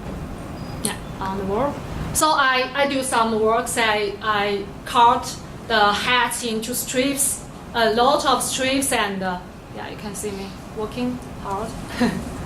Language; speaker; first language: English; non-native, learner; Chinese